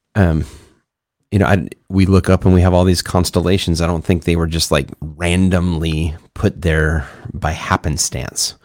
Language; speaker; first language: English; native; English